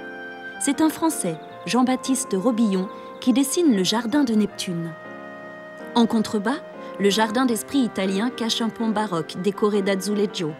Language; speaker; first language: French; native; French